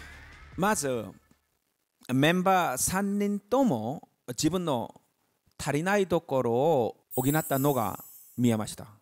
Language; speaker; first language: Japanese; non-native, learner; Korean